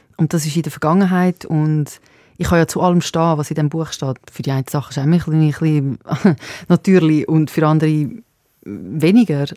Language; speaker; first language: German; early bilingual, other home language; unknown